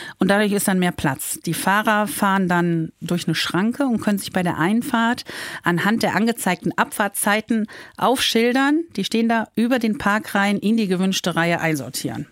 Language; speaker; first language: German; native; German